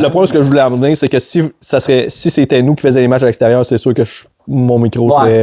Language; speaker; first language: French; native; French